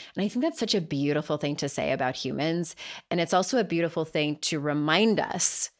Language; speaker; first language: English; native; English